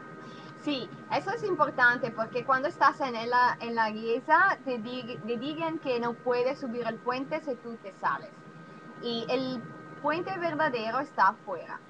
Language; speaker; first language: Spanish; non-native, learner; Italian